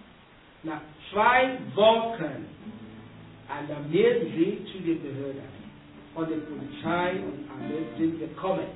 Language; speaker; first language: German; non-native, learner; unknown